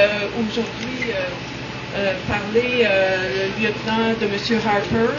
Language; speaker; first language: French; native; French